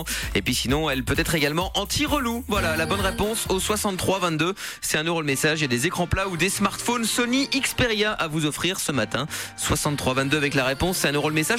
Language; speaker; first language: French; native; French